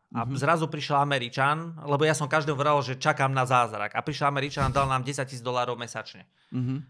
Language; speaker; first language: Slovak; native; Slovak